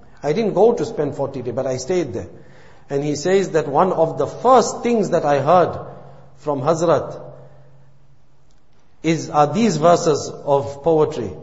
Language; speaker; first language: English; native; English